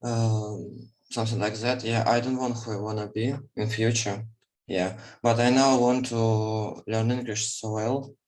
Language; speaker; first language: English; non-native, learner; Ukrainian